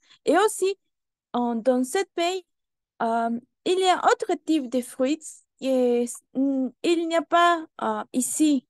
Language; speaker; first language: French; non-native, learner; Spanish